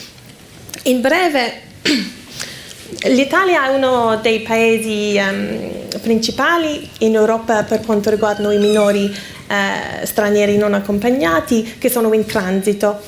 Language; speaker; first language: Italian; non-native, fluent; English